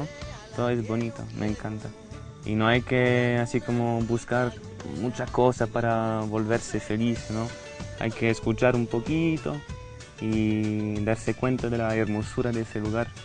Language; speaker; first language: Spanish; non-native, fluent; French